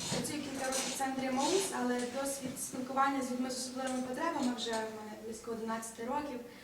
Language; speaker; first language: Ukrainian; native; Ukrainian